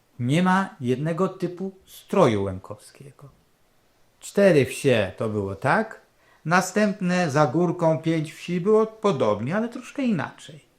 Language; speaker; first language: Polish; non-native, local second language; Rusyn